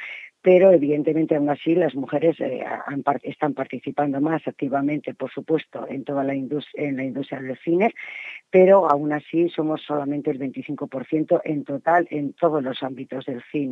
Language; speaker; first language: Spanish; native; Spanish